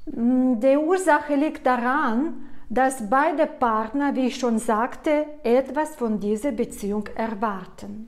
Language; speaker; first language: German; non-native, fluent; Russian